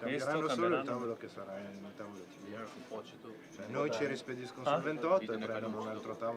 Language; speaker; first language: Italian; native; Italian